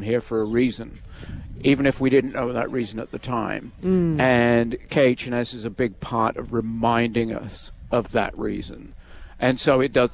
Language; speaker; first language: English; native; English